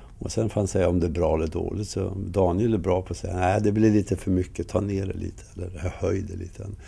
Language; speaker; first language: Swedish; native; Swedish